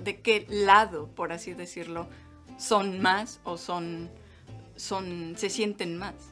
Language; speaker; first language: Spanish; native; Spanish